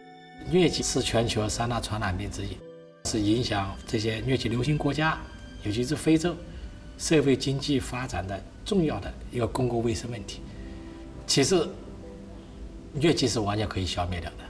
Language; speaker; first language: Chinese; native; Chinese